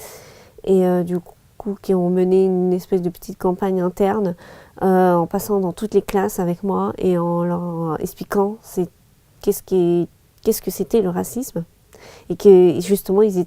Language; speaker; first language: French; early bilingual, other home language; Chinese